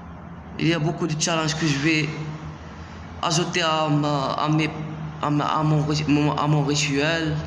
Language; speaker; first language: French; non-native, local second language; Arabic